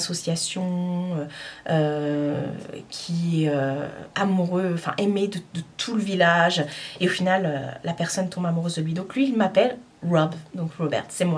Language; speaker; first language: French; native; French